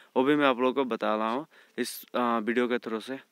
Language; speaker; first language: Hindi; non-native, local second language; Assamese